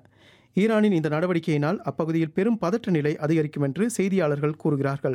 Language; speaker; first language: Tamil; native; Tamil